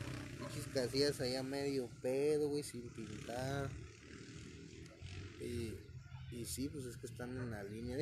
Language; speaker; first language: Spanish; native; Spanish